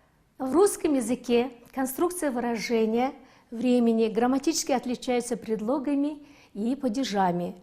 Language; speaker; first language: Russian; non-native, fluent; Mongolian